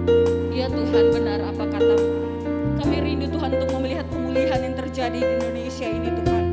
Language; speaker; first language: Indonesian; native; Indonesian